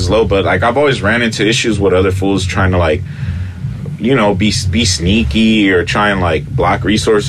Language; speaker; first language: English; early bilingual, other home language; Spanish